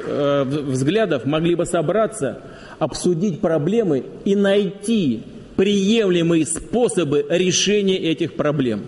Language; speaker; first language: Russian; native; Russian